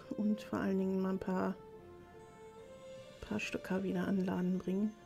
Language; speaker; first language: German; native; German